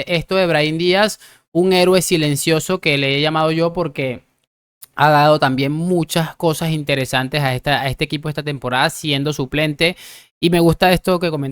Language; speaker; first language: Spanish; native; Spanish